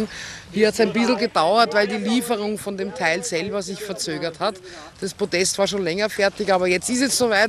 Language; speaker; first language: German; native; German